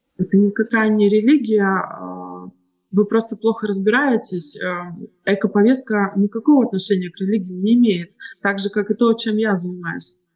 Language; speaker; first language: Russian; native; Russian